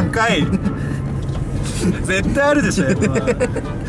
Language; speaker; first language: Japanese; native; Japanese